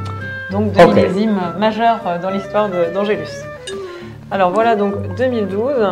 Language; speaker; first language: French; native; French